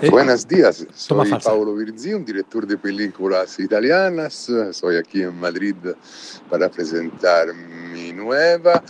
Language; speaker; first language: Spanish; non-native, learner; Italian